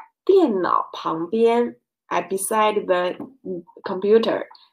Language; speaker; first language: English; non-native, learner; Chinese